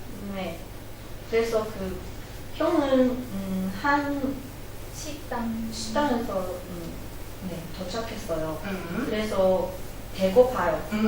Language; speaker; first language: Korean; non-native, learner; Chinese